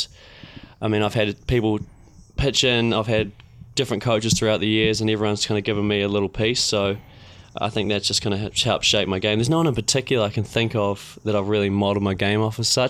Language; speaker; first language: English; native; English